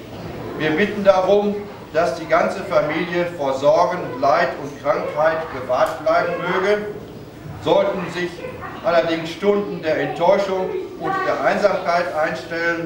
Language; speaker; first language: German; native; German